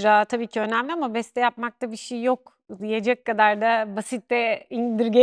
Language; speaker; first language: Turkish; native; Turkish